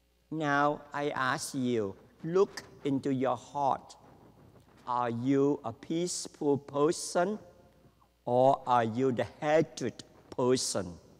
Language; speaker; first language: English; non-native, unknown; Vietnamese